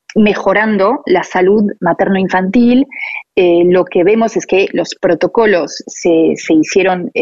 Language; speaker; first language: Spanish; non-native, fluent; French